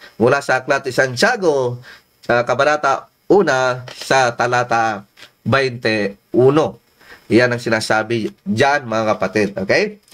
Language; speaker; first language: Filipino; non-native, local second language; Iloko